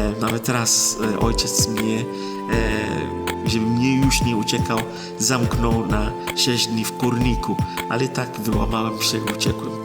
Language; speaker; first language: Polish; non-native, fluent; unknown